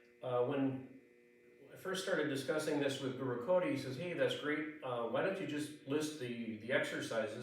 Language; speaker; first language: English; native; English